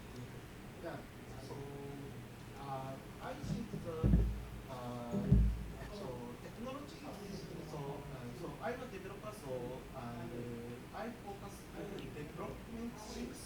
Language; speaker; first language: English; non-native, learner; Japanese